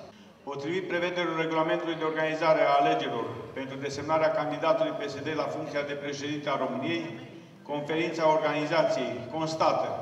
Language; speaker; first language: Romanian; native; Romanian